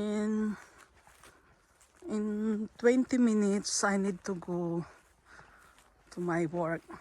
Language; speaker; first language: English; non-native, learner; Filipino